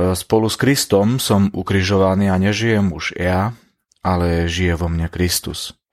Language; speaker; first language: Slovak; native; Slovak